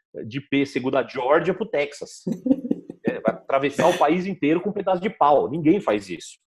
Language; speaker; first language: Portuguese; native; Portuguese